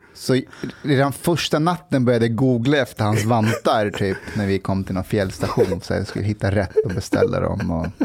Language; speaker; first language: Swedish; early bilingual, other home language; Persian